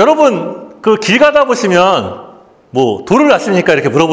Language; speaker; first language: Korean; native; Korean